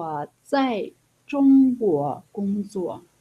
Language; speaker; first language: Chinese; non-native, learner; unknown